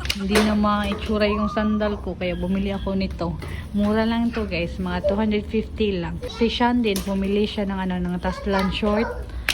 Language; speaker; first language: Filipino; non-native, local second language; Cebuano